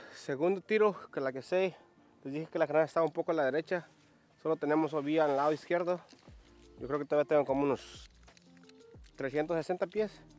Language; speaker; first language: Spanish; early bilingual, heritage; Spanish